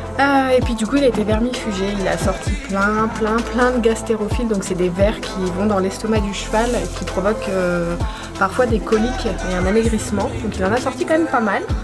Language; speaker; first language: French; native; French